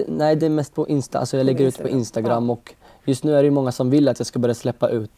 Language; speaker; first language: Swedish; early bilingual, other home language; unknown